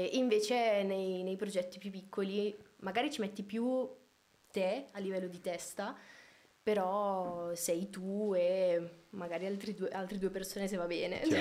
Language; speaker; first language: Italian; native; Italian